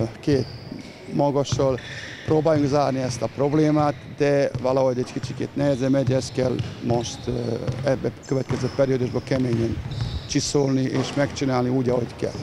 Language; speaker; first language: Hungarian; non-native, learner; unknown